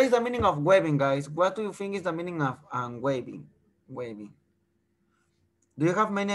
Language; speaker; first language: English; non-native, fluent; Spanish